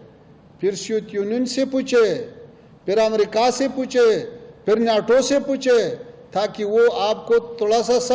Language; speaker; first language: Hindi; non-native, fluent; Pashto